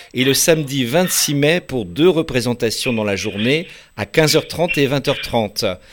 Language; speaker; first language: French; native; French